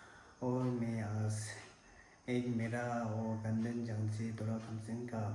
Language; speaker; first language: Hindi; non-native, learner; Tibetan